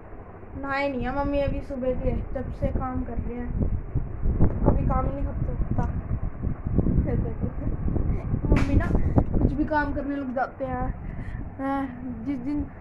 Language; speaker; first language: Hindi; native; Hindi